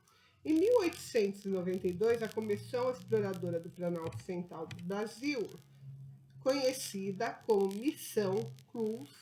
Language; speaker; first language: Portuguese; native; Portuguese